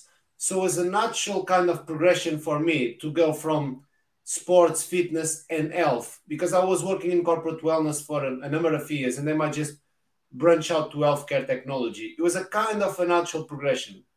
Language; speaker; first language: English; non-native, fluent; Portuguese